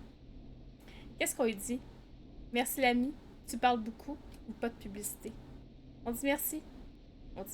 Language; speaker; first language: French; native; French